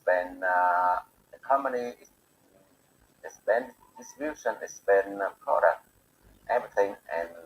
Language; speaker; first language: English; non-native, learner; Bangla